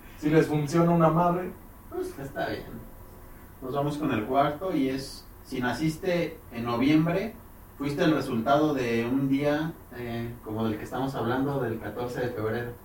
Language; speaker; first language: Spanish; native; Spanish